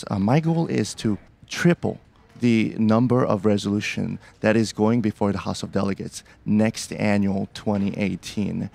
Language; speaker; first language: English; early bilingual, other home language; Korean